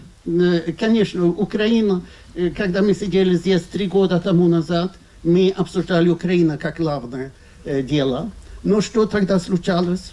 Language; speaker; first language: Russian; non-native, fluent; Swedish